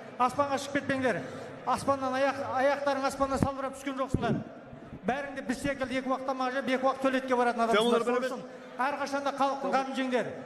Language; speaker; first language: Kazakh; early bilingual, heritage; Kazakh